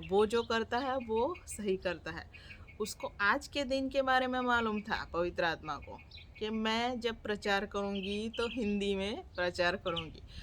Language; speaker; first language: Hindi; non-native, local second language; Gujarati